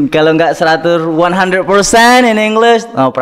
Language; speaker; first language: English; non-native, fluent; Indonesian